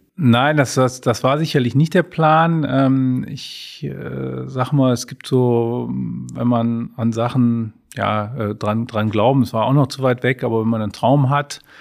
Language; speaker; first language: German; native; German